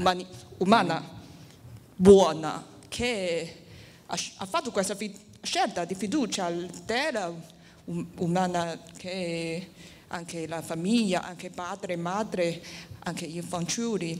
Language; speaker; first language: Italian; non-native, learner; Chinese